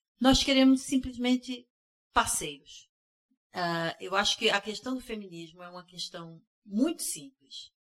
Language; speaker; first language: Portuguese; early bilingual, heritage; Portuguese